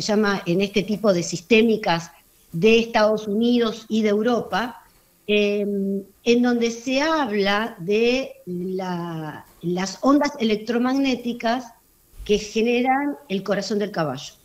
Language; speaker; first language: Spanish; native; Spanish